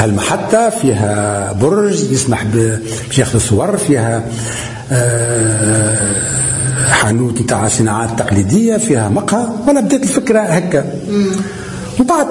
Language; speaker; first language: Arabic; non-native, local second language; Berber languages